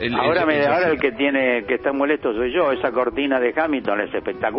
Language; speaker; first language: Spanish; native; Spanish